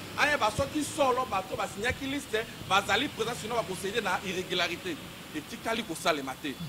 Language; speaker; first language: Lingala; native; Lingala